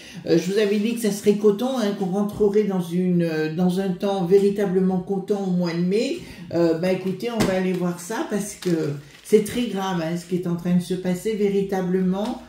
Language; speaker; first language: French; native; French